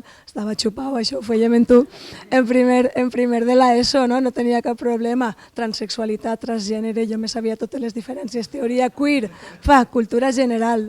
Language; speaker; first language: Catalan; native; Catalan